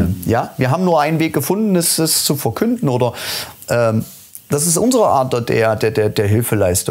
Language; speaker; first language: German; native; German